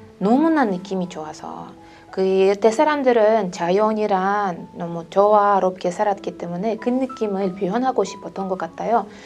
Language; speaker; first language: Korean; non-native, fluent; Russian